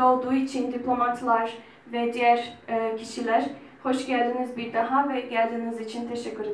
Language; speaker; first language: Turkish; non-native, fluent; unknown